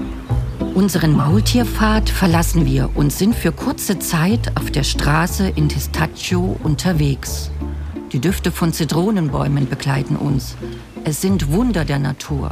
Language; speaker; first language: German; native; German